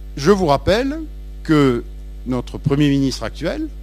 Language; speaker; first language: French; native; French